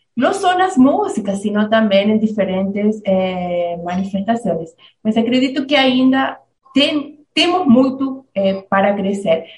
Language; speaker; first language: Portuguese; non-native, fluent; Spanish